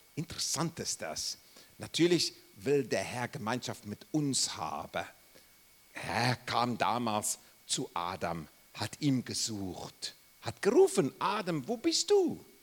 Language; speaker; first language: German; non-native, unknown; English